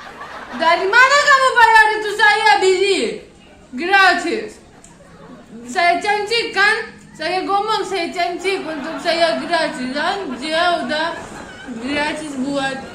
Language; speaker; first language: Indonesian; non-native, learner; Russian